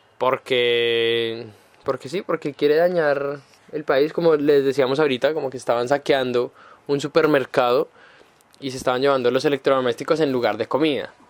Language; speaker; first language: Spanish; native; Spanish